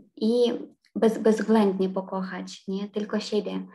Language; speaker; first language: Polish; non-native, fluent; Ukrainian